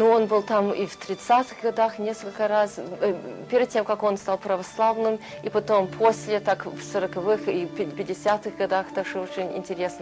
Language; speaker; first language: Russian; early bilingual, heritage; Russian